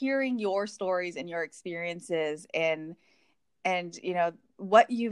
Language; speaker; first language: English; native; English